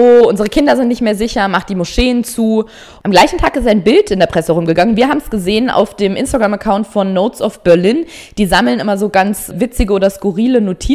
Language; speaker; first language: German; native; German